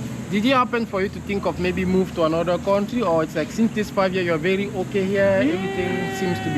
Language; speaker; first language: English; non-native, learner; French